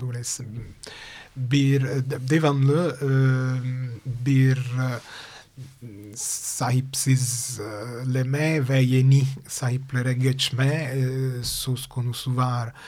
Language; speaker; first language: Turkish; non-native, fluent; Italian